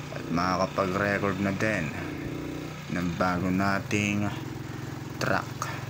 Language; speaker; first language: Filipino; non-native, local second language; Bikol